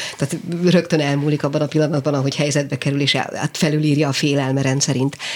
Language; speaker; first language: Hungarian; native; Hungarian